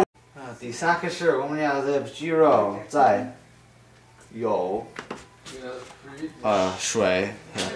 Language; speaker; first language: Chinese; non-native, learner; English